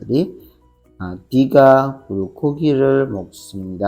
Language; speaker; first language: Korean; non-native, learner; Indonesian